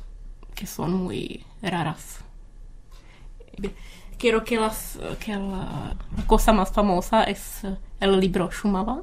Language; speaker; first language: Spanish; non-native, learner; Czech